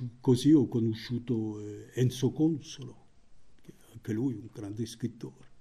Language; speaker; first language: Italian; non-native, fluent; French